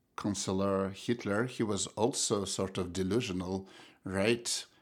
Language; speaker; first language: English; non-native, fluent; Russian